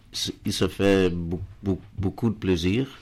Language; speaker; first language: French; non-native, learner; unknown